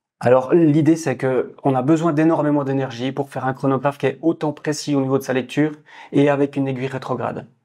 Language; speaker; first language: French; native; French